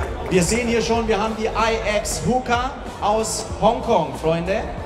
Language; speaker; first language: German; native; German